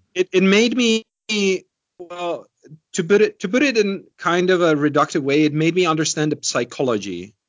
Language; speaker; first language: English; non-native, fluent; Estonian